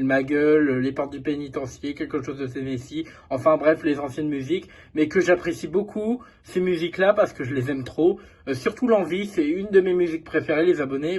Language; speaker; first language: French; native; French